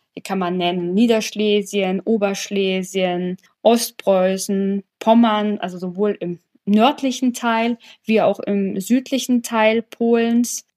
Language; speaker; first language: German; early bilingual, other home language; Polish